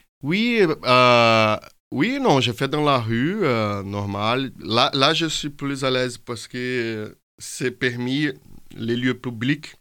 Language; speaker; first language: French; non-native, fluent; Portuguese